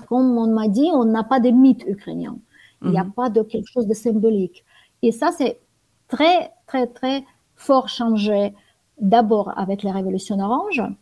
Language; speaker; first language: French; non-native, fluent; Ukrainian